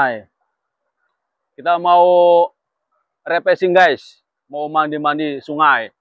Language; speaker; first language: Indonesian; non-native, local second language; Javanese